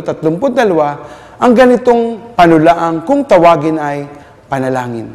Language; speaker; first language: Filipino; native; Filipino